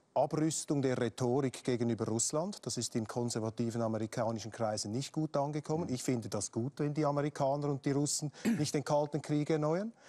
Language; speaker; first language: German; native; German